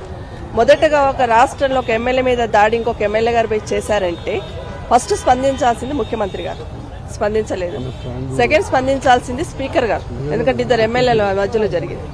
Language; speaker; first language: Telugu; native; Telugu